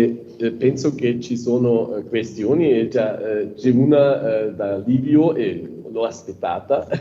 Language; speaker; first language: Italian; non-native, fluent; German